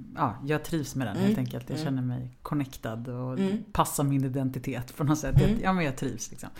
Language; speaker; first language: Swedish; native; Swedish